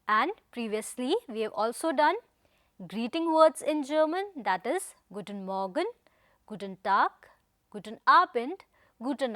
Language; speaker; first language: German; non-native, fluent; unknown